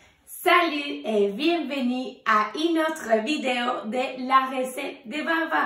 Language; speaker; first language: French; non-native, learner; Spanish